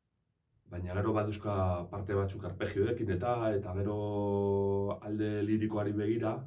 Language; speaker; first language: Basque; native; Basque